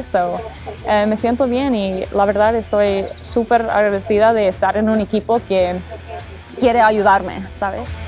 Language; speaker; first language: Spanish; early bilingual, heritage; English